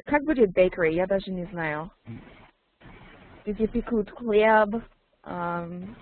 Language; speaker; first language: Russian; non-native, learner; English